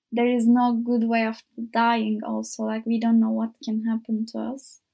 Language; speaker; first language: English; non-native, learner; Turkish